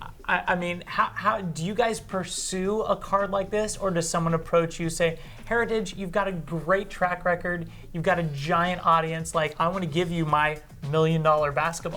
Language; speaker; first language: English; native; English